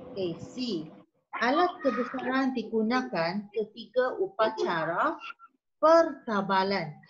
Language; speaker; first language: Malay; native; Malay